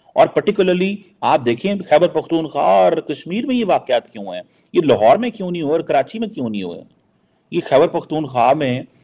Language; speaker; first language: Urdu; non-native, local second language; Punjabi